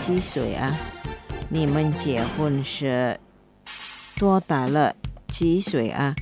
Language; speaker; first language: Chinese; non-native, fluent; Indonesian